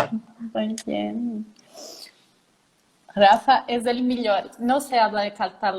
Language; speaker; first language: Spanish; non-native, learner; Portuguese